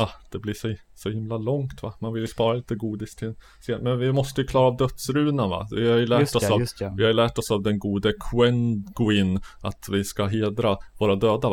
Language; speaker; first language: Swedish; native; Swedish